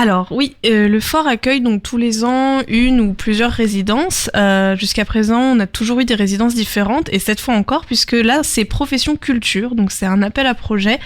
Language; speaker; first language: French; native; French